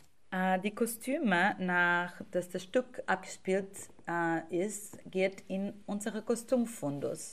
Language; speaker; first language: German; non-native, fluent; Portuguese